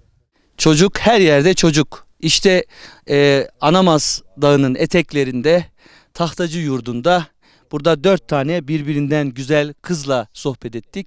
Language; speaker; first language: Turkish; native; Turkish